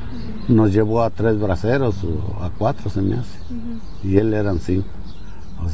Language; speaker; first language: Spanish; native; Spanish